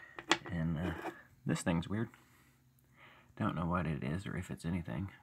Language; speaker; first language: English; native; English